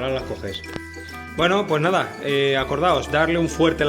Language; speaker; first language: Spanish; native; Spanish